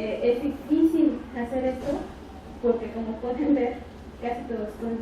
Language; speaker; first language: Spanish; native; Spanish